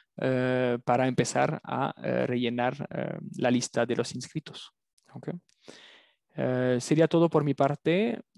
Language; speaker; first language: Spanish; non-native, fluent; French